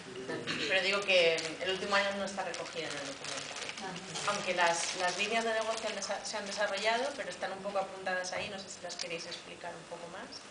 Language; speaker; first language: Spanish; native; Spanish